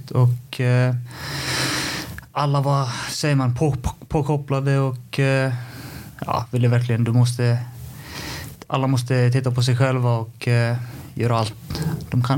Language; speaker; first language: Swedish; non-native, fluent; Icelandic